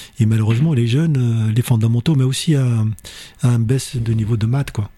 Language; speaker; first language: French; non-native, local second language; Arabic